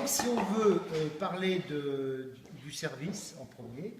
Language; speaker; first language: French; native; French